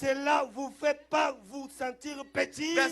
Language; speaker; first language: French; non-native, local second language; Lingala